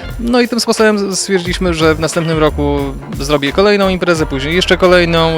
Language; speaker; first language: Polish; native; Polish